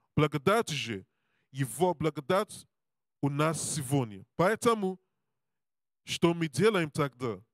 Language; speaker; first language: Russian; non-native, learner; Serbian